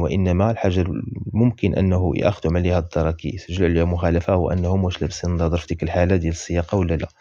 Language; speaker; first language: Arabic; native; Arabic